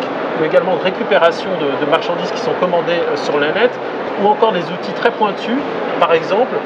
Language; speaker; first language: French; native; French